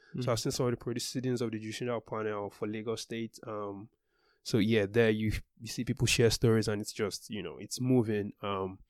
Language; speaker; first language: English; non-native, local second language; Yoruba